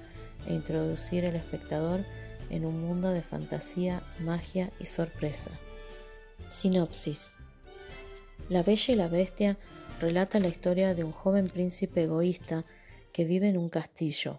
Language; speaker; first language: Spanish; native; Spanish